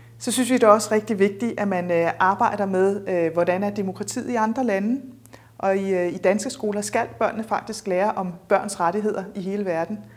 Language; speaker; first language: Danish; native; Danish